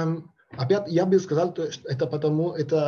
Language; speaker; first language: Russian; non-native, fluent; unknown